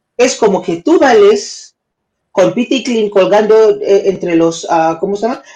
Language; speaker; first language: Spanish; non-native, learner; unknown